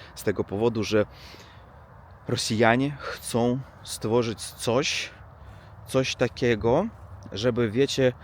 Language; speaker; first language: Polish; non-native, learner; Russian